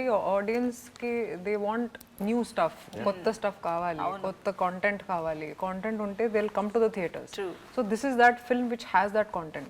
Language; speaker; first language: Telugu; non-native, fluent; Hindi